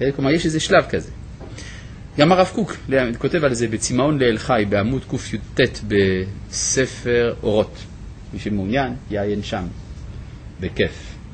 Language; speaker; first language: Hebrew; non-native, fluent; French